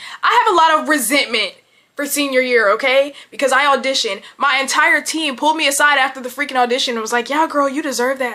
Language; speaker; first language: English; native; English